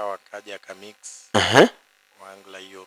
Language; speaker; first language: Swahili; non-native, local second language; Luo (Kenya and Tanzania)